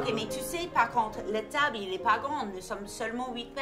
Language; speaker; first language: French; non-native, learner; English